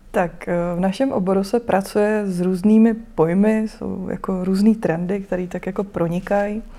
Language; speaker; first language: Czech; native; Czech